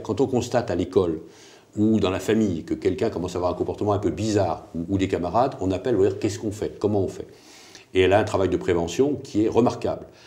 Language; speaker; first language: French; native; French